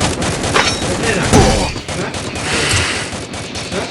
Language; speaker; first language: Kannada; native; Kannada